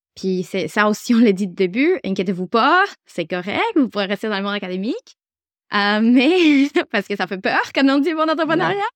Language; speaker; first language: French; non-native, fluent; Spanish